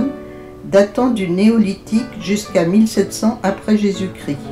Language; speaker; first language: French; native; French